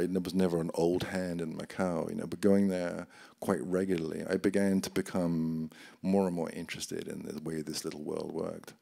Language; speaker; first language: English; native; English